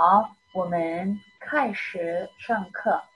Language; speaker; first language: Chinese; non-native, fluent; Indonesian